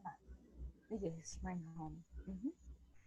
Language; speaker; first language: English; non-native, learner; Spanish